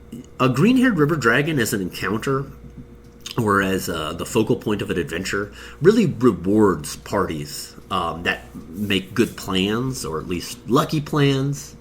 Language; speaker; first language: English; native; English